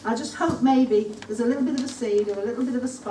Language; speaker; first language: English; native; English